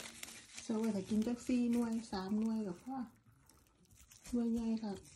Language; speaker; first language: Thai; non-native, local second language; Northeastern Thai